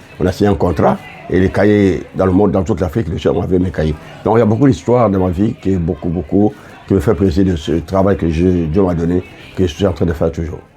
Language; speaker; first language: French; non-native, local second language; Lingala